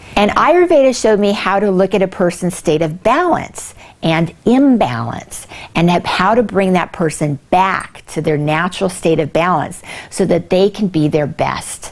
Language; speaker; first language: English; native; English